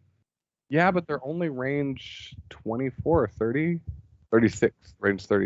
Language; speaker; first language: English; native; English